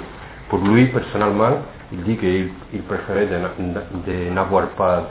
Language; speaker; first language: French; non-native, fluent; Spanish